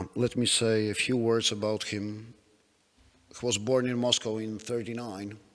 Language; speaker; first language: English; non-native, fluent; Polish